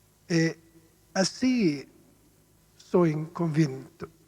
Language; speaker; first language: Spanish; non-native, learner; Italian